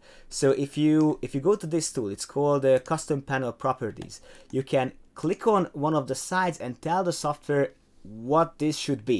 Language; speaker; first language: English; non-native, fluent; Hungarian